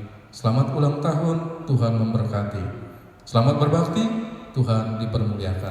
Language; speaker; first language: Indonesian; native; Indonesian